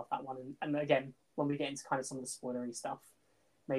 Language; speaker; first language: English; native; English